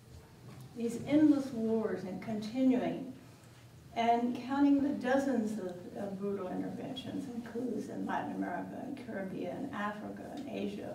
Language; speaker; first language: English; native; English